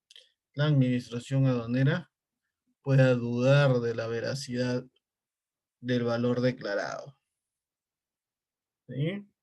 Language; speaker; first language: Spanish; native; Spanish